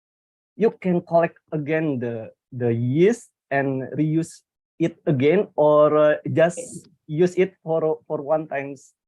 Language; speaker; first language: English; non-native, learner; Indonesian